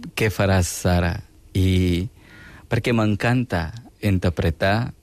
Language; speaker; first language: Catalan; non-native, fluent; Hindi